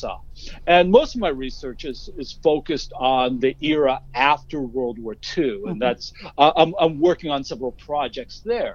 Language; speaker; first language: English; native; English